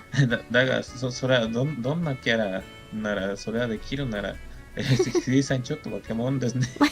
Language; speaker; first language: Japanese; non-native, fluent; Spanish